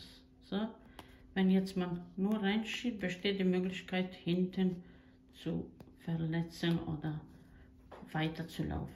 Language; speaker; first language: German; non-native, learner; Croatian